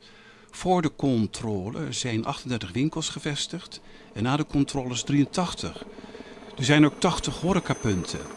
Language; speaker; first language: Dutch; native; Dutch